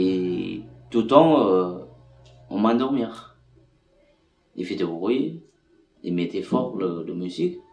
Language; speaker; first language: French; non-native, learner; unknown